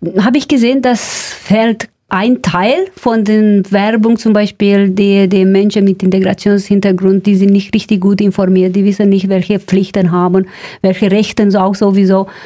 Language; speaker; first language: German; non-native, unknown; Romanian